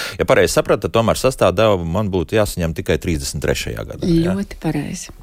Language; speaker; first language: Latvian; native; Latvian